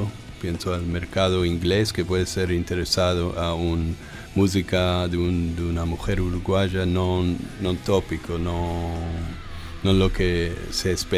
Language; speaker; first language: Spanish; non-native, fluent; English